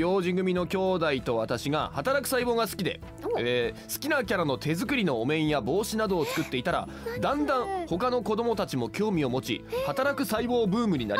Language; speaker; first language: Japanese; native; Japanese